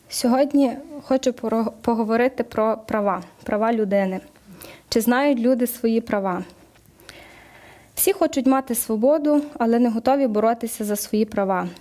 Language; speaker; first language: Ukrainian; native; Ukrainian